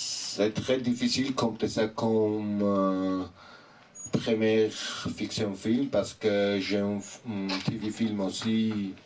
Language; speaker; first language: French; non-native, fluent; Armenian